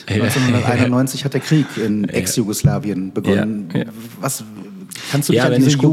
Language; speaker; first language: German; native; German